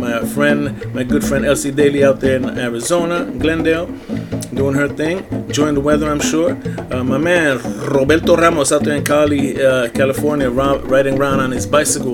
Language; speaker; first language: English; early bilingual, other home language; Spanish